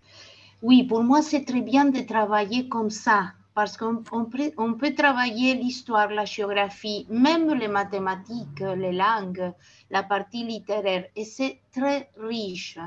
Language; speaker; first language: French; non-native, fluent; Spanish